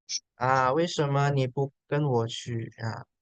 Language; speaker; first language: Chinese; non-native, fluent; Indonesian